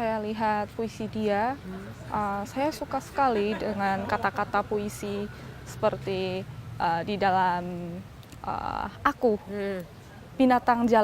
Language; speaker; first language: Indonesian; non-native, learner; Korean